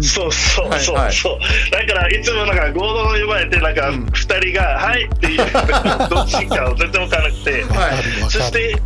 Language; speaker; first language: Japanese; non-native, fluent; English